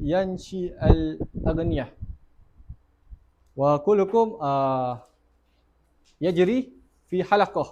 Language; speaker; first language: Arabic; non-native, learner; Malay